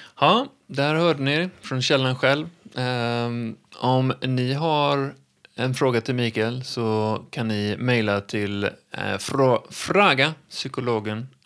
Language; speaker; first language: Swedish; native; Swedish